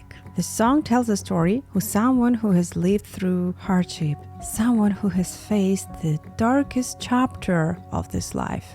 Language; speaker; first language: English; non-native, fluent; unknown